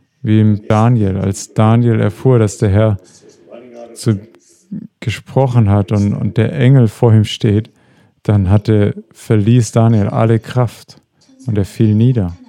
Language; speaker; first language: German; non-native, fluent; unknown